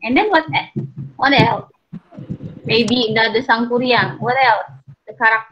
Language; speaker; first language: English; non-native, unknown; Indonesian